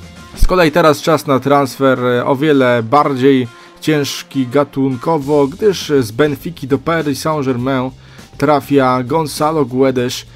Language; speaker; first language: Polish; native; Polish